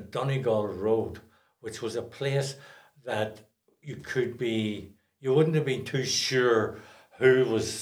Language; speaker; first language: English; native; English